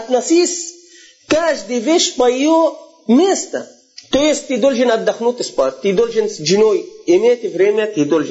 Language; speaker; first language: Russian; non-native, fluent; Arabic